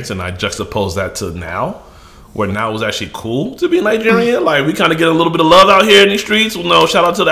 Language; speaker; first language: English; early bilingual, other home language; Yoruba